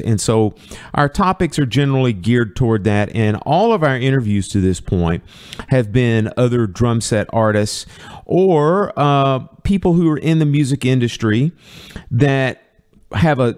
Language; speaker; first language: English; native; English